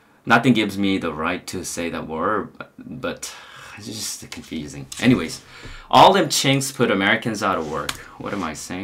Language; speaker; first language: English; non-native, fluent; Korean